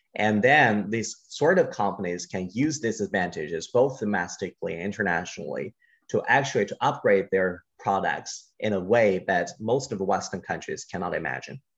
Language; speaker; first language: English; non-native, fluent; Chinese